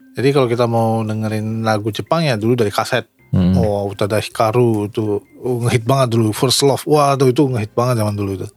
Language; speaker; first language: Indonesian; native; Indonesian